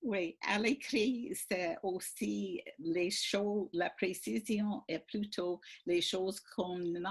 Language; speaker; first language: French; non-native, fluent; English